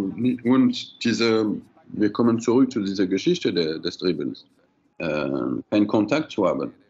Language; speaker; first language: German; non-native, fluent; French